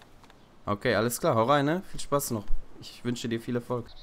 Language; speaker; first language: German; native; German